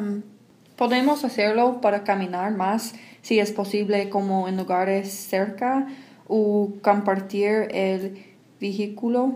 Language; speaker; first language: Spanish; non-native, learner; English